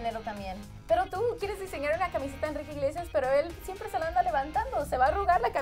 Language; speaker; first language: Spanish; native; Spanish